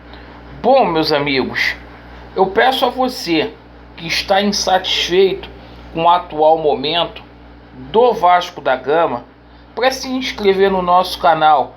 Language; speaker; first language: Portuguese; native; Portuguese